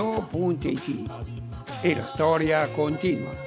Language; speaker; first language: Italian; native; Italian